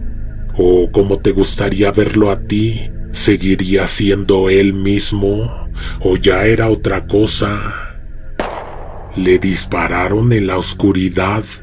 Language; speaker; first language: Spanish; native; Spanish